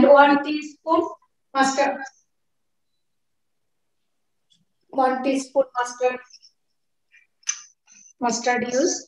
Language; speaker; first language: English; non-native, learner; Bangla